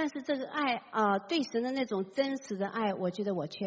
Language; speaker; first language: Chinese; native; Chinese